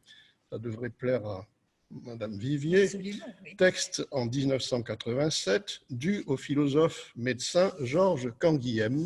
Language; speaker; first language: French; native; French